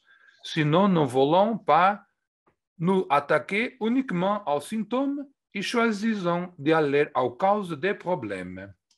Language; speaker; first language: French; non-native, fluent; Portuguese